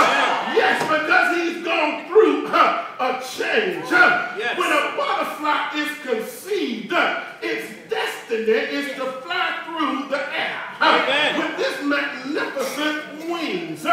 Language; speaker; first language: English; native; English